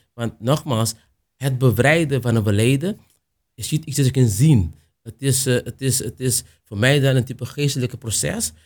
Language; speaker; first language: Dutch; non-native, local second language; Papiamento